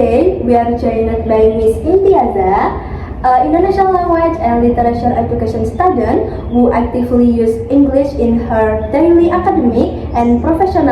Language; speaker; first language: English; non-native, learner; Indonesian